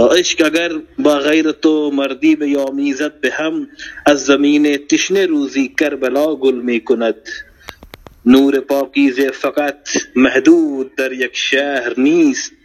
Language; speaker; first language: Persian; non-native, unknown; Hindi